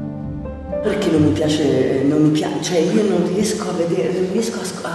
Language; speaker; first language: Italian; native; Italian